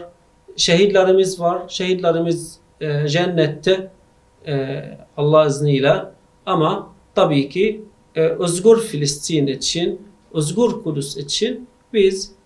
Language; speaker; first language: Turkish; non-native, fluent; Arabic